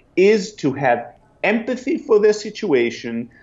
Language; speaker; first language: English; non-native, fluent; German